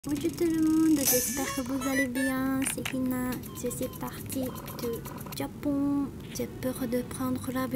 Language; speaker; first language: French; non-native, learner; Japanese